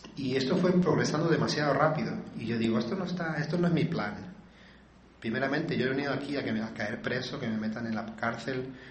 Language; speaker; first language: Spanish; native; Spanish